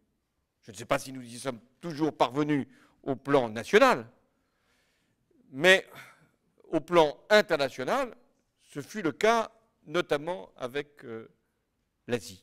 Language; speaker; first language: French; native; French